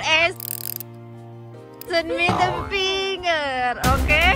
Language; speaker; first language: German; non-native, learner; Indonesian